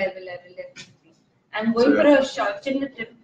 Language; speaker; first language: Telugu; non-native, learner; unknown